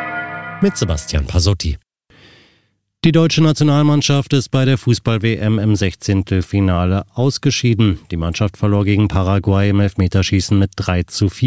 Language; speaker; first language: German; native; German